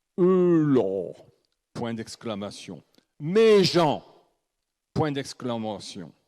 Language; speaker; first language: French; native; French